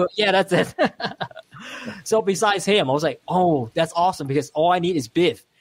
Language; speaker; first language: English; non-native, local second language; Cantonese